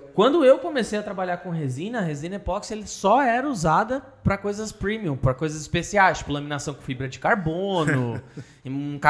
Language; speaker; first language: Portuguese; native; Portuguese